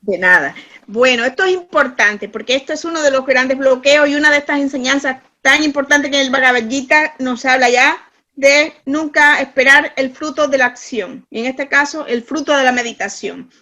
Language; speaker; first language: Spanish; native; Spanish